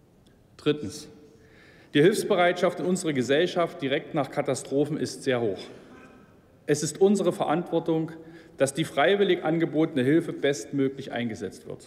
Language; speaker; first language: German; native; German